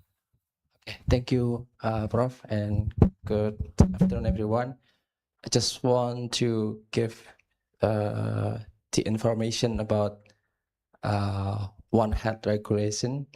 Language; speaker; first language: English; non-native, learner; Indonesian